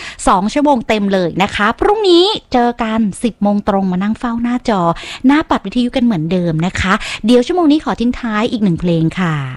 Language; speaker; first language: Thai; native; Thai